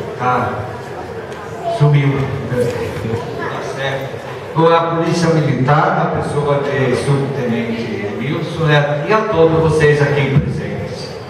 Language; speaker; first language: Portuguese; non-native, fluent; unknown